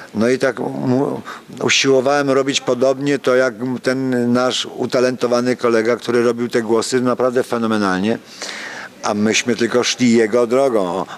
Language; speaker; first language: Polish; native; Polish